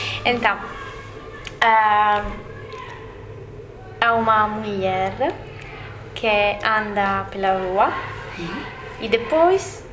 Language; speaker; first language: Portuguese; non-native, learner; Italian